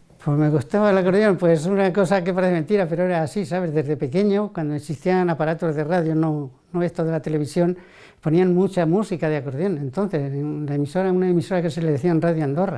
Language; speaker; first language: Spanish; native; Spanish